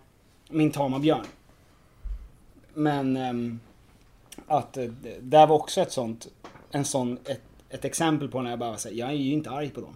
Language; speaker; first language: Swedish; native; Swedish